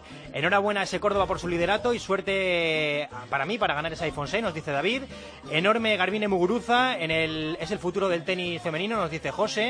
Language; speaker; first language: Spanish; native; Spanish